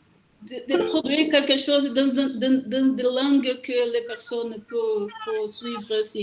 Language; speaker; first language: French; non-native, fluent; Portuguese